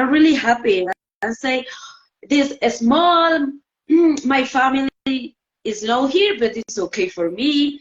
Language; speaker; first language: English; non-native, learner; Spanish